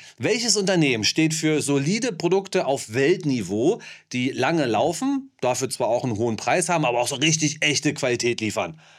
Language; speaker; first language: German; native; German